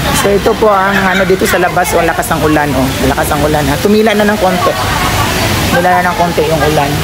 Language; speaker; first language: Filipino; native; Filipino